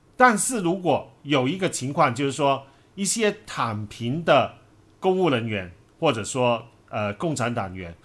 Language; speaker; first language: Chinese; non-native, local second language; Cantonese